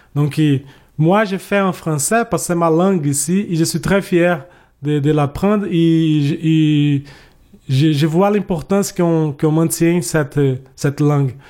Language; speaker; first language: French; non-native, fluent; Portuguese